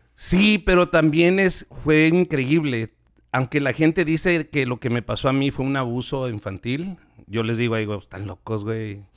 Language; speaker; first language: Spanish; native; Spanish